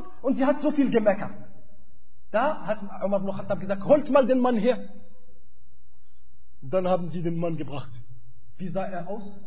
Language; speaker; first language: German; non-native, fluent; Arabic